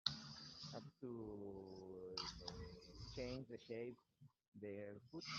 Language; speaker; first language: English; non-native, learner; Spanish